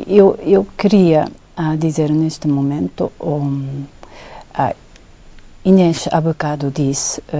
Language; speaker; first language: Portuguese; non-native, fluent; Japanese